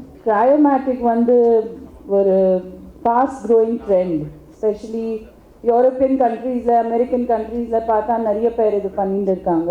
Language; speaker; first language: Tamil; non-native, local second language; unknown